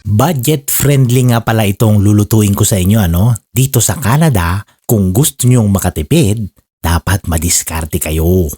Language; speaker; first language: Filipino; non-native, local second language; Iloko